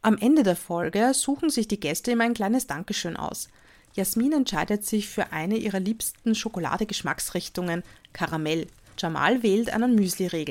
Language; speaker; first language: German; native; German